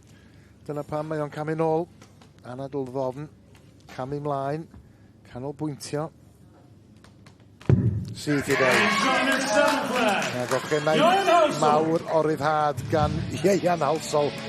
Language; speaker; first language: Welsh; native; Welsh